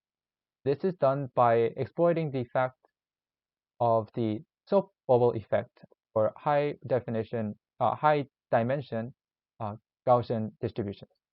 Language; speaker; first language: English; non-native, learner; Korean